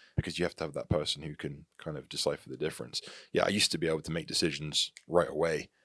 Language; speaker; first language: English; native; English